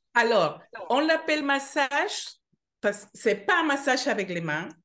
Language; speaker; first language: French; non-native, fluent; Spanish